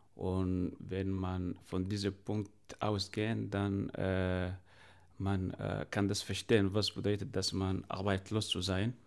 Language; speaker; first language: German; non-native, learner; Arabic